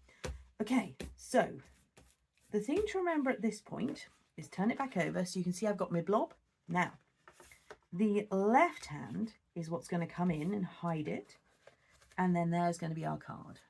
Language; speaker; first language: English; native; English